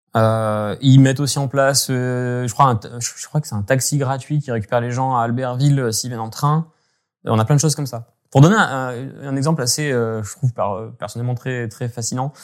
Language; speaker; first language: French; native; French